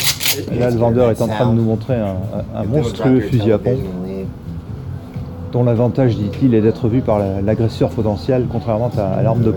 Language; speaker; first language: French; native; French